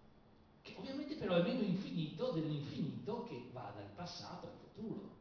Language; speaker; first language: Italian; native; Italian